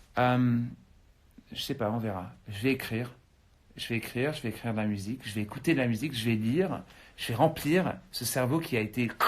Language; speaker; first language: French; non-native, fluent; English